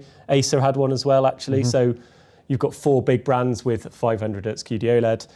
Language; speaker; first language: English; native; English